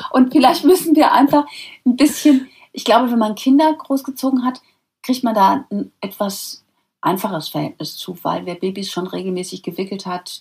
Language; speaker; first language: German; native; German